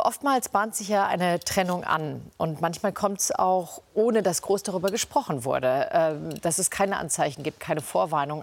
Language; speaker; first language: German; native; German